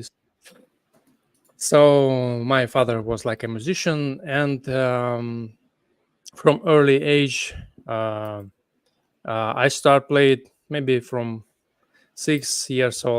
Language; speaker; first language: English; non-native, fluent; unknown